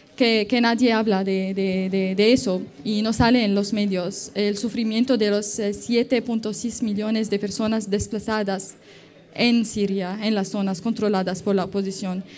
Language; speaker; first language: Spanish; non-native, fluent; Arabic